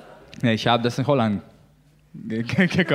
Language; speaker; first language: German; non-native, learner; Latvian